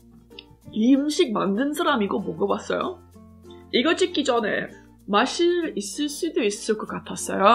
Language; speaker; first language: Korean; non-native, fluent; English